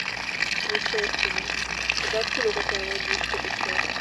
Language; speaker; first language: Russian; native; Russian